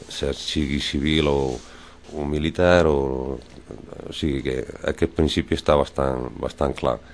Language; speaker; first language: Catalan; non-native, local second language; Spanish